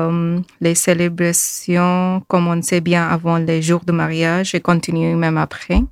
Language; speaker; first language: French; non-native, learner; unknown